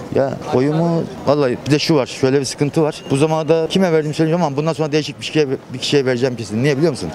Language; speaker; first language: Turkish; native; Turkish